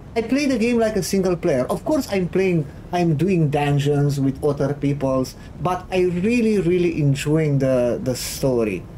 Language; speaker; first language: English; non-native, fluent; Romanian